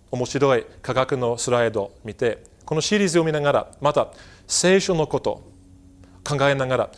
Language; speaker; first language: Japanese; non-native, fluent; English